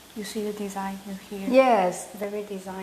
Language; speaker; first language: English; non-native, learner; Thai